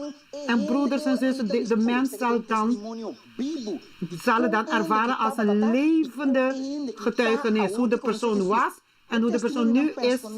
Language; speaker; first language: Dutch; non-native, local second language; Papiamento